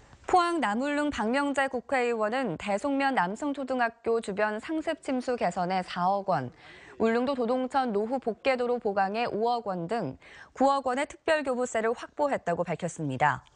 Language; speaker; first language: Korean; native; Korean